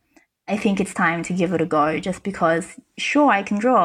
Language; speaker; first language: English; native; English